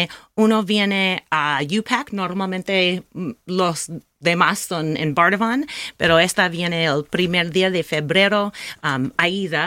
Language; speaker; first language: Spanish; non-native, learner; English